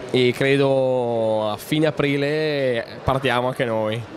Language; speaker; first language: Italian; native; Italian